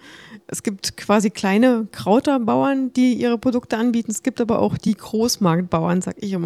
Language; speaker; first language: German; native; German